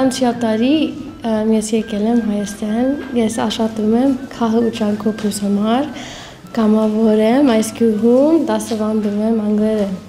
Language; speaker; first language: Armenian; non-native, learner; English